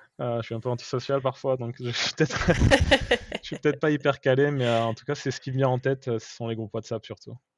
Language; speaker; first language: French; native; French